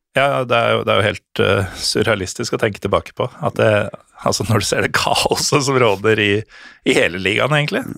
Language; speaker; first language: Norwegian; native; Norwegian